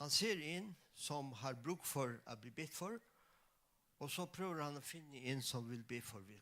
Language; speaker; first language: Danish; non-native, local second language; Faroese